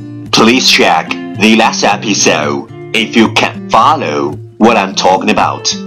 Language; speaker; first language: English; non-native, fluent; Chinese